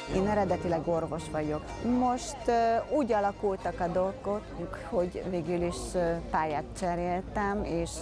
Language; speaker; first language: Hungarian; non-native, fluent; Bulgarian